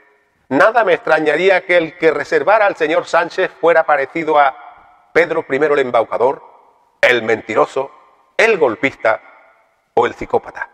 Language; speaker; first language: Spanish; native; Spanish